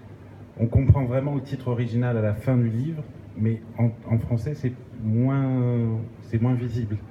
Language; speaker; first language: French; native; French